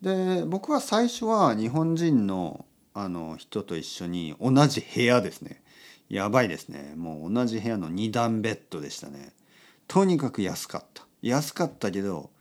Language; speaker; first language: Japanese; native; Japanese